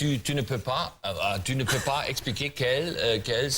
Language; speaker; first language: French; non-native, learner; German